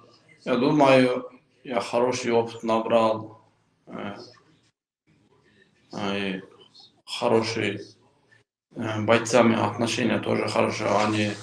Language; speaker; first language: Russian; non-native, local second language; Kyrgyz